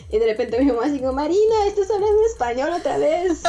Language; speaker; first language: Spanish; non-native, fluent; Russian